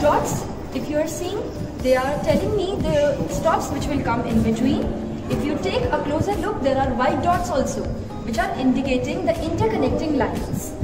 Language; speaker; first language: English; non-native, local second language; Hindi